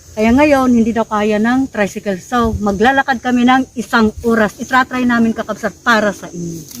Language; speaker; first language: Filipino; non-native, local second language; Iloko